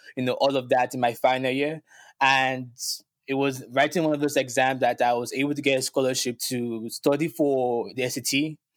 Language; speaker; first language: English; non-native, local second language; Yoruba